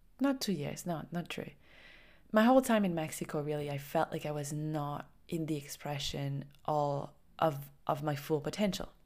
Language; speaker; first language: English; non-native, fluent; French